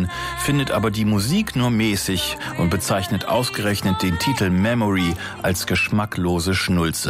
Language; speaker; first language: German; native; German